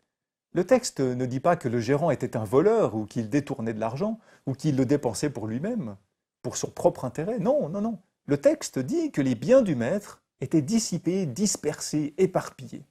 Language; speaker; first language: French; native; French